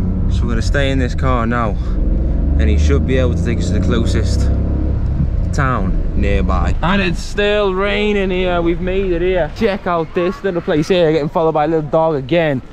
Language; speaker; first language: English; native; English